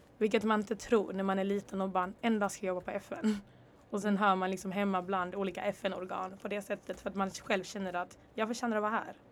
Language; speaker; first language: Swedish; early bilingual, other home language; Kinyarwanda